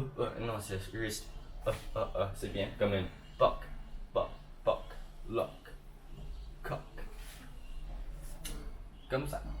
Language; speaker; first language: French; non-native, learner; English